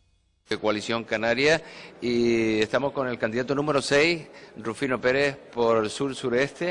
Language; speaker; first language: Spanish; native; Spanish